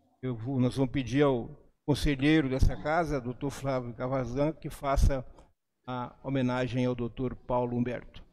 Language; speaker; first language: Portuguese; native; Portuguese